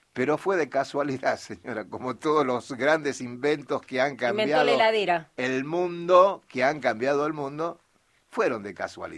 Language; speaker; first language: Spanish; native; Spanish